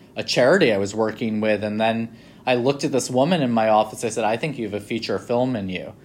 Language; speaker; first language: English; native; English